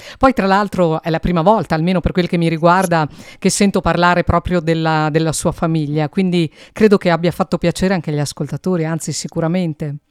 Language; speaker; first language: Italian; native; Italian